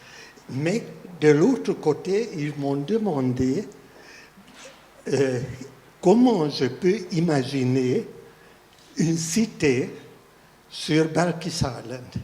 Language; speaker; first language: French; non-native, fluent; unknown